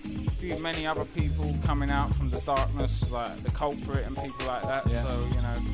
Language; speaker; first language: English; native; English